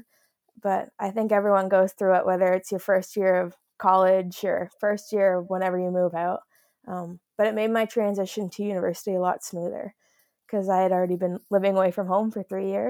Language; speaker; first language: English; native; English